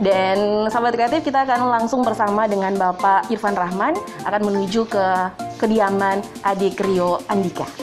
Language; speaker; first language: Indonesian; native; Indonesian